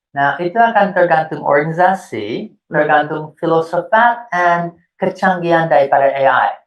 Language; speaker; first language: Indonesian; non-native, fluent; English